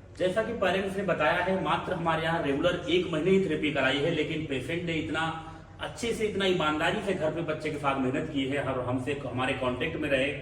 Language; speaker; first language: Hindi; native; Hindi